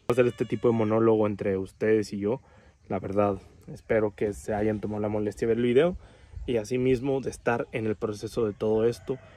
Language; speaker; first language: Spanish; native; Spanish